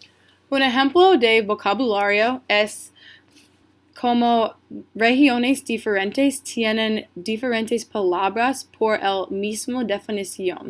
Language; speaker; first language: Spanish; non-native, learner; English